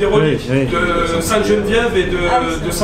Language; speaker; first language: French; native; French